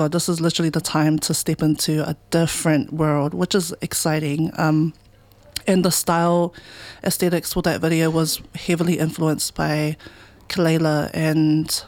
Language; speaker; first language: English; native; English